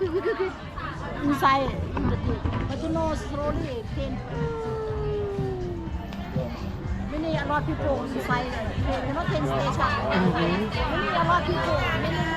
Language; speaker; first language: English; non-native, learner; Thai